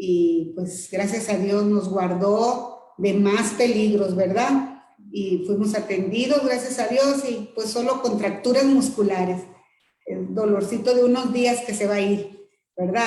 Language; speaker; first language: Spanish; native; Spanish